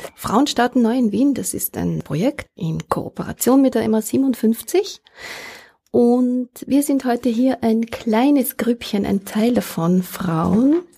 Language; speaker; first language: German; native; German